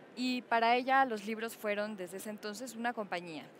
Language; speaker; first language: Spanish; native; Spanish